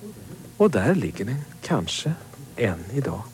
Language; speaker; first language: Swedish; native; Swedish